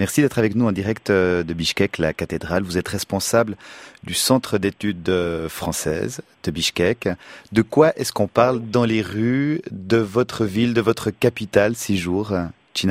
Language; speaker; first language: French; native; French